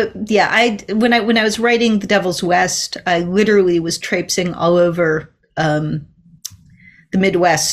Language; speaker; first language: English; native; English